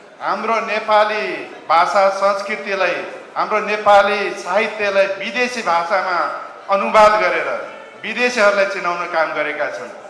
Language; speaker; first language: Nepali; native; Nepali